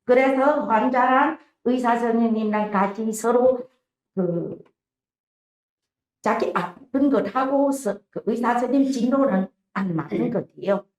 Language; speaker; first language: Korean; non-native, learner; Vietnamese